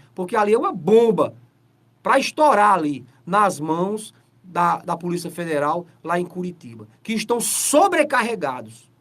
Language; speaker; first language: Portuguese; native; Portuguese